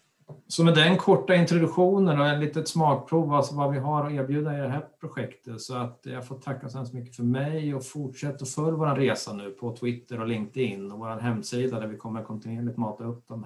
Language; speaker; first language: Swedish; native; Swedish